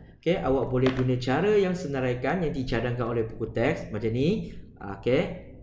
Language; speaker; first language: Malay; non-native, local second language; Chinese